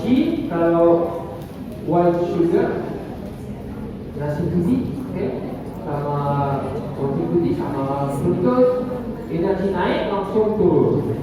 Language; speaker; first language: Indonesian; non-native, learner; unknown